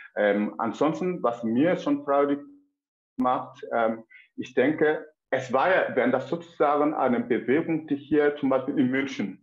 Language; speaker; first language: German; non-native, fluent; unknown